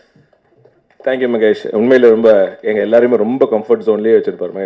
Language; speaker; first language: Tamil; native; Tamil